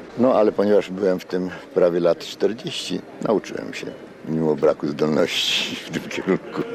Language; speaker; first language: Polish; native; Polish